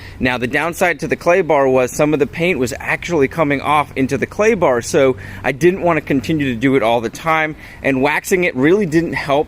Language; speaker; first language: English; native; English